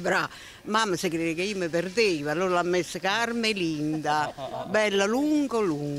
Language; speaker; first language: Italian; native; Italian